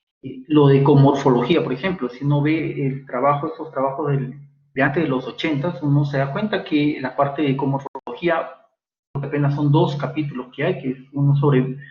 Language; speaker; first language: Spanish; native; Spanish